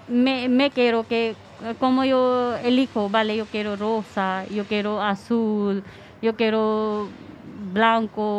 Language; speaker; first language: Spanish; non-native, learner; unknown